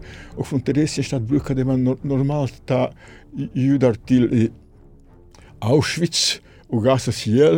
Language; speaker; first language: Swedish; non-native, fluent; Serbian